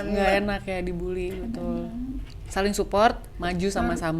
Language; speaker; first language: Indonesian; native; Indonesian